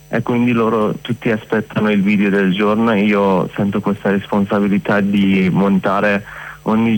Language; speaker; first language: Italian; non-native, fluent; Persian